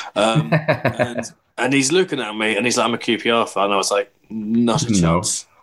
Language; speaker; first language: English; native; English